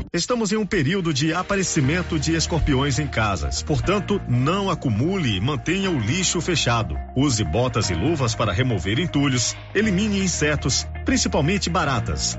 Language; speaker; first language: Portuguese; native; Portuguese